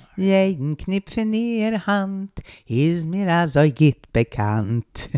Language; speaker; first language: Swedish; native; Swedish